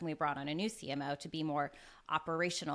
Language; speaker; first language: English; native; English